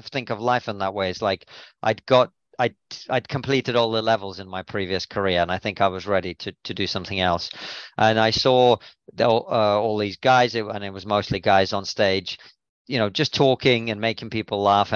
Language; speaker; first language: English; non-native, fluent; Russian